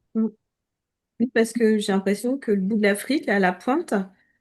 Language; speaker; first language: French; native; French